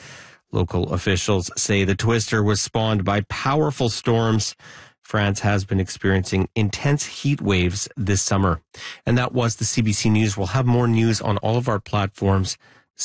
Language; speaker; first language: English; native; English